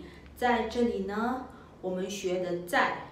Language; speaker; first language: Chinese; non-native, local second language; Malay